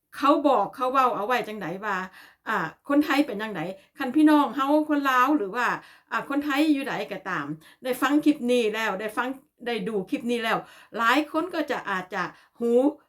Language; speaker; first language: Thai; native; Thai